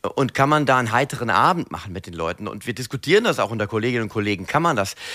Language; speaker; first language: German; native; German